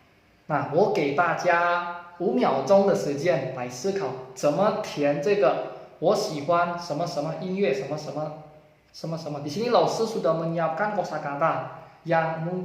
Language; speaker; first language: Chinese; non-native, fluent; Indonesian